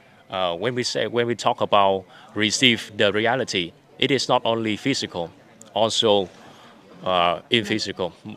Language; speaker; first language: English; non-native, fluent; Vietnamese